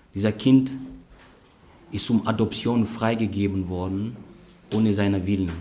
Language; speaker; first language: German; non-native, fluent; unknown